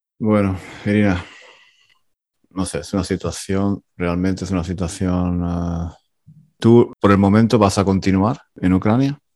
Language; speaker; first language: Spanish; native; Spanish